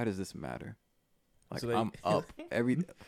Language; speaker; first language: English; native; English